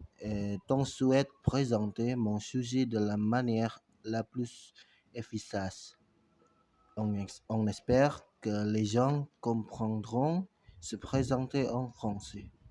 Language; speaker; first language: French; non-native, learner; Indonesian